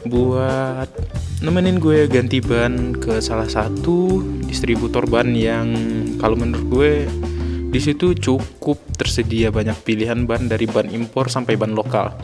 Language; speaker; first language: Indonesian; native; Indonesian